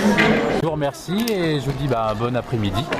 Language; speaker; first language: French; native; French